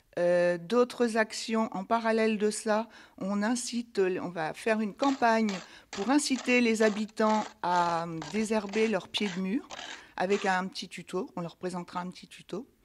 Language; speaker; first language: French; native; French